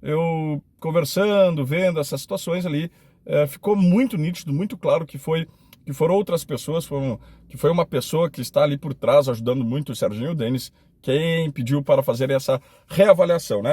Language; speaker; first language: Portuguese; native; Portuguese